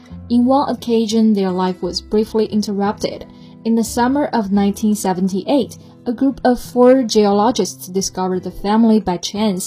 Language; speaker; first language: English; non-native, fluent; Chinese